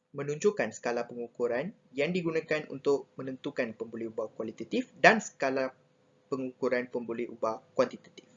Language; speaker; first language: Malay; non-native, local second language; Tamil